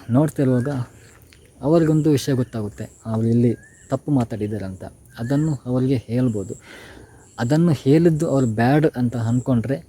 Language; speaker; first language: Kannada; non-native, local second language; Tulu